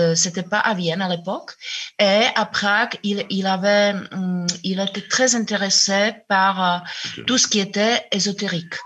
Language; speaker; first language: French; non-native, fluent; Czech